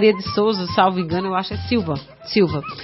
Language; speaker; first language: Portuguese; native; Portuguese